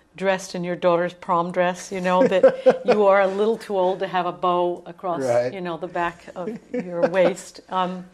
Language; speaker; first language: English; native; English